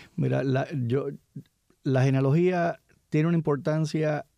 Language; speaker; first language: Spanish; native; Spanish